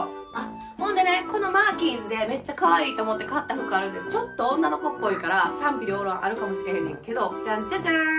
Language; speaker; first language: Japanese; native; Japanese